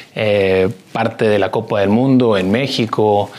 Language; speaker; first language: Spanish; early bilingual, heritage; Spanish